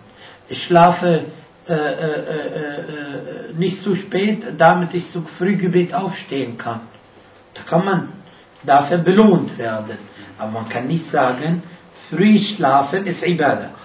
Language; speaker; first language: German; non-native, fluent; Arabic